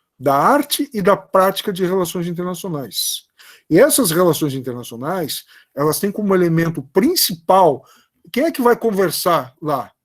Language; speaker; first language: Portuguese; native; Portuguese